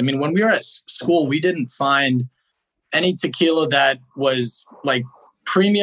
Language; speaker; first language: English; native; English